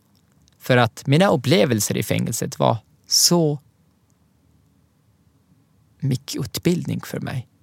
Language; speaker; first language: Swedish; non-native, learner; Arabic